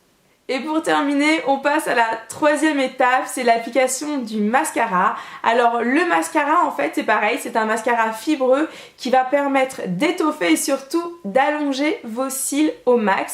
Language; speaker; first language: French; native; French